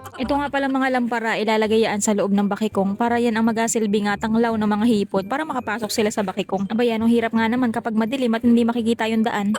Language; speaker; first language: Filipino; native; Filipino